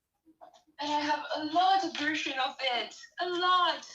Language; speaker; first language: English; non-native, learner; French